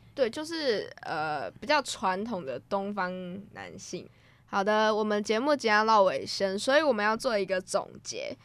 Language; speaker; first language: Chinese; native; Chinese